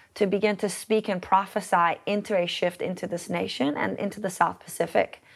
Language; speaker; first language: English; native; English